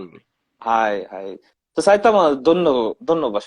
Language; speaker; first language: Japanese; non-native, learner; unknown